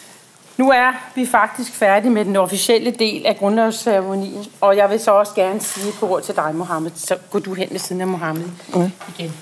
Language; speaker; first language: Danish; native; Danish